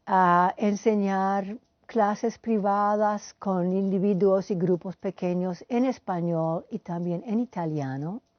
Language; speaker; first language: Spanish; non-native, fluent; English